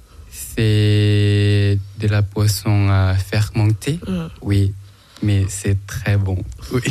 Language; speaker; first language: French; non-native, learner; Thai